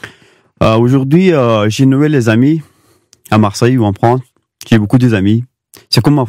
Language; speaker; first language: French; non-native, learner; Pashto